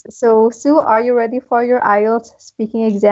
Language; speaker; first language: English; non-native, local second language; Filipino